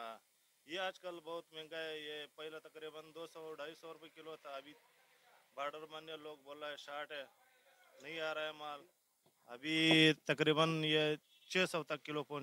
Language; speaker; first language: Hindi; non-native, local second language; Pashto